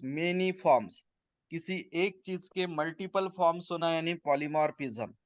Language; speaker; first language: Hindi; non-native, local second language; Marathi